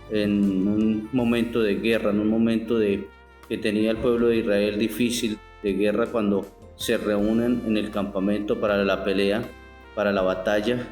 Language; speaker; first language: Spanish; native; Spanish